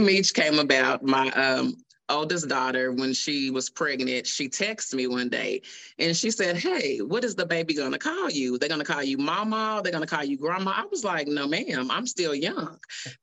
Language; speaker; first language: English; native; English